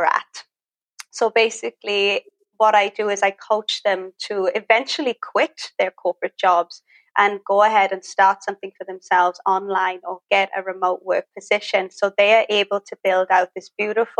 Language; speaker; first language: English; native; English